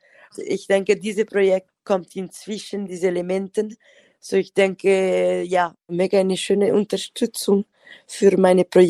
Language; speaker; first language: German; non-native, local second language; Italian